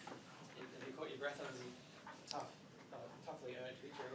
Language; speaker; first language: English; native; English